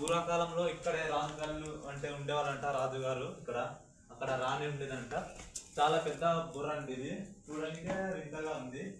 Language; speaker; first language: Telugu; non-native, local second language; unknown